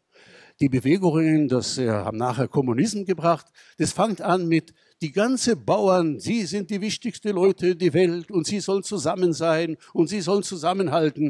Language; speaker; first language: German; non-native, fluent; Hebrew